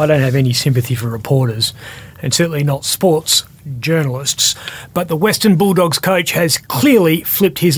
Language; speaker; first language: English; native; English